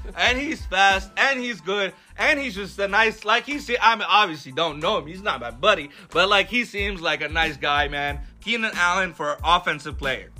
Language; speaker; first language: English; early bilingual, other home language; Arabic